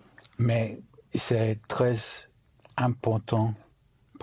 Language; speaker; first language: French; non-native, learner; English